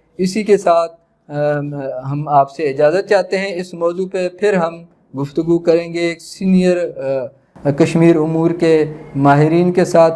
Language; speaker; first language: Urdu; native; Urdu